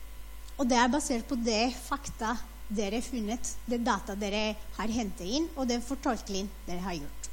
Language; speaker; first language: Norwegian; non-native, fluent; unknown